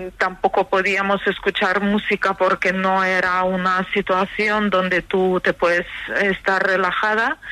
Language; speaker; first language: Spanish; non-native, fluent; Ukrainian